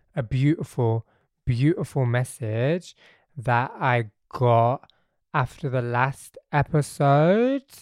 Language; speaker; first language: English; native; English